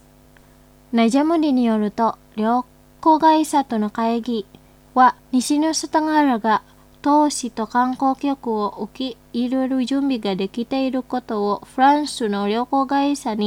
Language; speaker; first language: Japanese; non-native, fluent; Indonesian